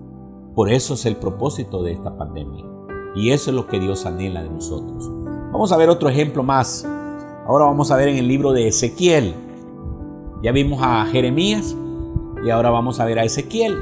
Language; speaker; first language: Spanish; native; Spanish